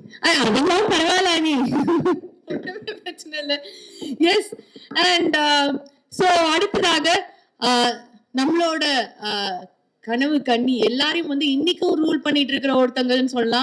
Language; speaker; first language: Tamil; native; Tamil